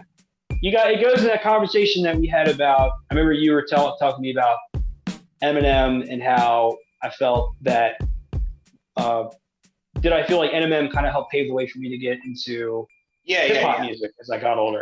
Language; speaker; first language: English; native; English